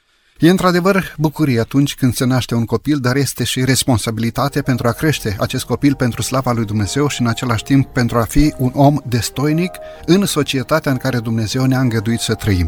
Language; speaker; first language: Romanian; native; Romanian